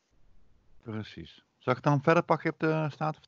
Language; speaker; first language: Dutch; native; Dutch